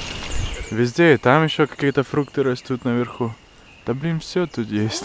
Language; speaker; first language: Russian; non-native, fluent; English